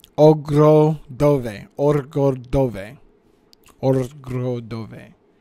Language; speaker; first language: Polish; non-native, learner; English